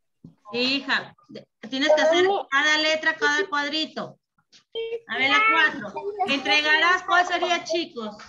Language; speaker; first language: Spanish; native; Spanish